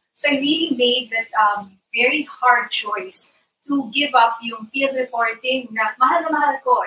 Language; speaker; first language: English; non-native, local second language; Iloko